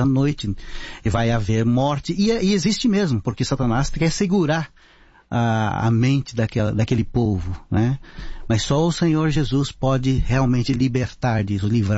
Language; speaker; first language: Portuguese; non-native, local second language; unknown